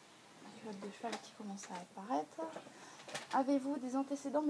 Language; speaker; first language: French; native; French